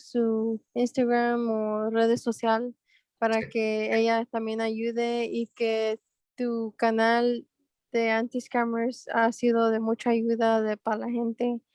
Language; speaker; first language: Spanish; early bilingual, heritage; Spanish